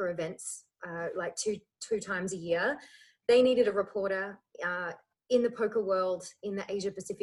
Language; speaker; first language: English; native; English